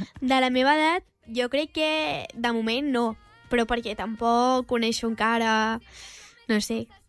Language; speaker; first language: Catalan; non-native, local second language; Spanish